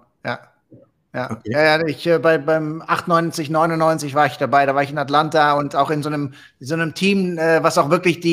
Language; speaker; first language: German; native; German